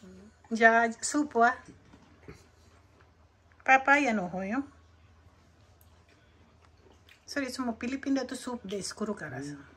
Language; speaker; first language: Japanese; non-native, fluent; Filipino